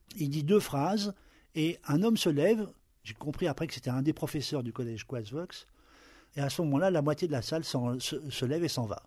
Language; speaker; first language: French; native; French